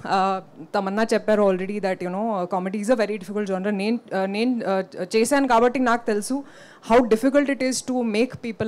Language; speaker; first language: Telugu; non-native, local second language; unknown